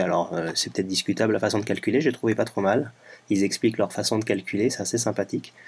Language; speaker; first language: French; native; French